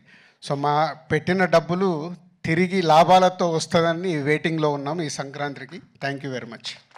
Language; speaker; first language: Telugu; native; Telugu